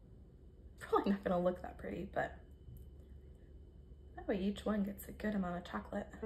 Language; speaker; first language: English; native; English